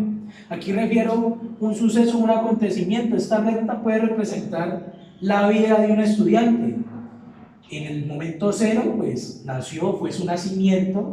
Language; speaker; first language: Spanish; native; Spanish